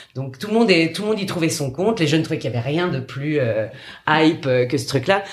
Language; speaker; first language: French; native; French